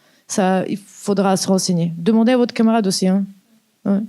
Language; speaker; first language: French; native; French